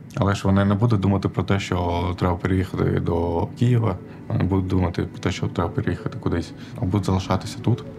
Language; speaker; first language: Ukrainian; non-native, local second language; Armenian